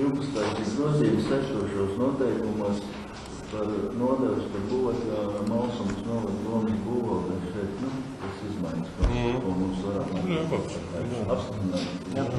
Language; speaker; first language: Latvian; native; Latvian